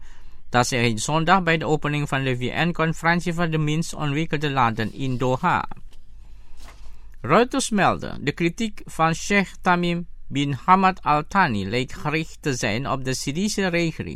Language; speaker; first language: Dutch; non-native, fluent; Indonesian